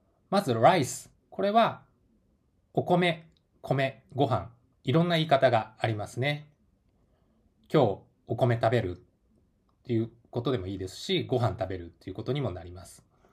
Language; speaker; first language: Japanese; native; Japanese